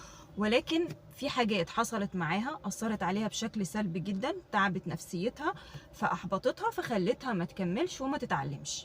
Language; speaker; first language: Arabic; native; Arabic